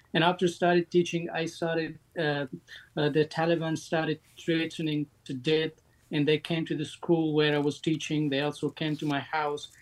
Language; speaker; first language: English; non-native, fluent; Persian